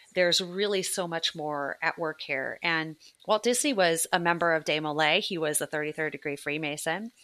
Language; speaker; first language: English; native; English